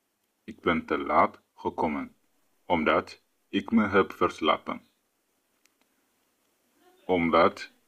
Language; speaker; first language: Dutch; non-native, fluent; Tigrinya